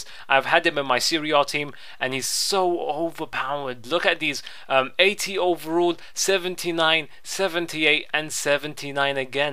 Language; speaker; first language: English; native; English